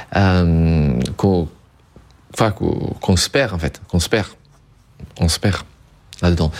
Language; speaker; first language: French; non-native, fluent; Italian